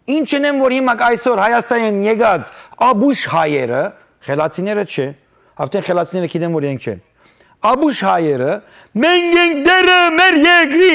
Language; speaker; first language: Armenian; early bilingual, heritage; Armenian